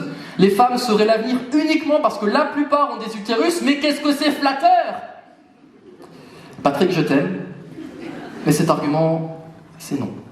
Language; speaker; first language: French; native; French